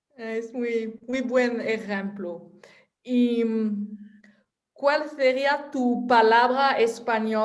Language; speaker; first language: Spanish; non-native, fluent; French